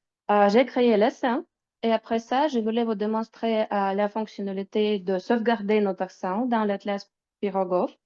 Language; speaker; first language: French; non-native, fluent; Russian